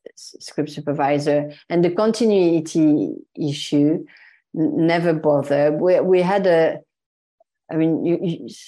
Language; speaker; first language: English; non-native, fluent; French